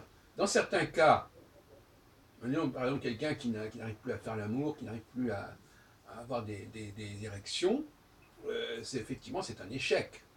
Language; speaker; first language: French; native; French